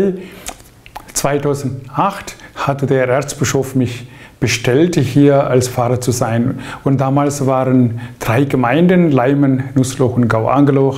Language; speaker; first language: German; non-native, fluent; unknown